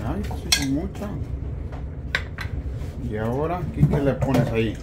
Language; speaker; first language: Spanish; native; Spanish